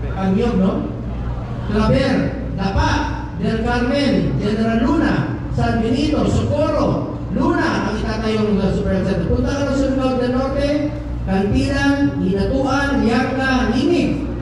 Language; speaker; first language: Filipino; non-native, local second language; Cebuano